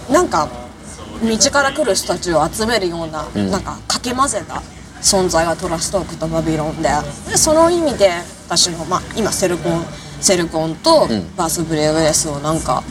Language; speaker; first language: Japanese; early bilingual, heritage; Japanese